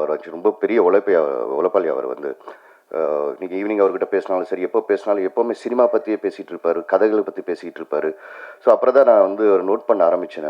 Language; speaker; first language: Tamil; non-native, local second language; Telugu